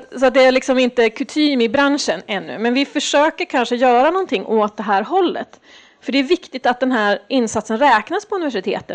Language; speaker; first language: Swedish; native; Swedish